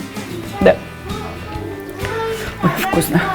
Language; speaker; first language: Russian; native; Russian